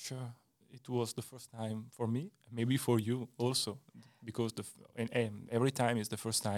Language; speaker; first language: English; non-native, learner; Italian